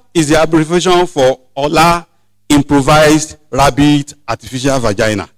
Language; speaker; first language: English; non-native, local second language; Yoruba